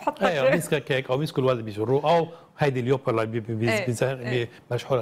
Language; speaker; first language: Arabic; native; Arabic